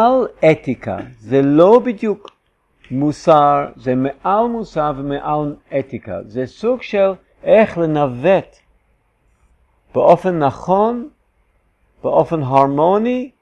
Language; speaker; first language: Hebrew; non-native, fluent; English